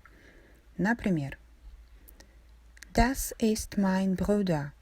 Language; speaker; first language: German; non-native, fluent; Russian